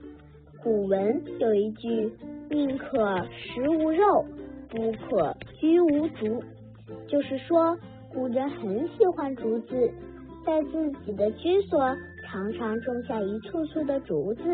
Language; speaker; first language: Chinese; native; Chinese